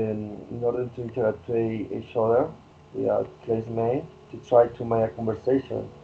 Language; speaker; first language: English; non-native, learner; Spanish